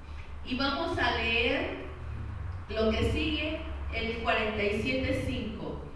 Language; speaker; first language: Spanish; native; Spanish